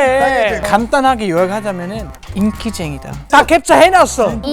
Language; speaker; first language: Korean; non-native, fluent; German